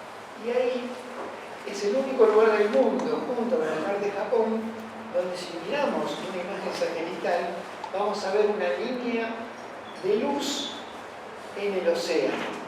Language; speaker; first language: Spanish; native; Spanish